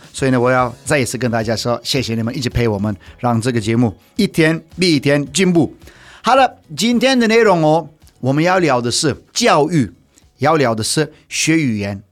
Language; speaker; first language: Chinese; non-native, fluent; Turkish